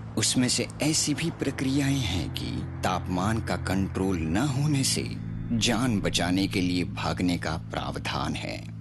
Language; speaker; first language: Hindi; non-native, local second language; Marathi